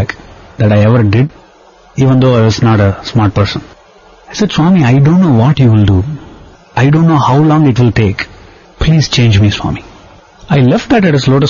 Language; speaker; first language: English; non-native, local second language; Tamil